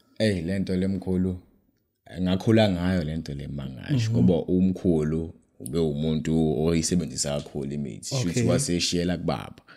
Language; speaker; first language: Zulu; non-native, local second language; Xhosa